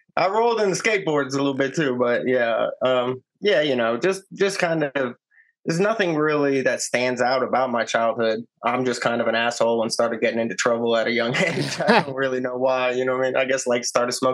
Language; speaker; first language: English; native; English